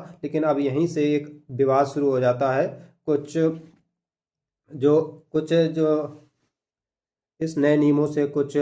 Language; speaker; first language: Hindi; native; Hindi